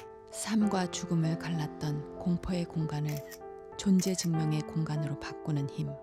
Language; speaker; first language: Korean; native; Korean